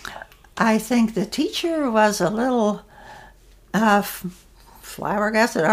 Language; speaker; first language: English; non-native, fluent; Dutch